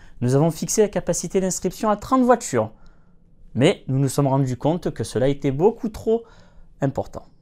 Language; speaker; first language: French; native; French